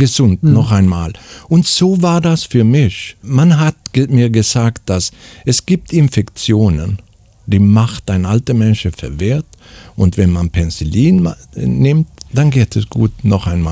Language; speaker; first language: German; non-native, learner; Swedish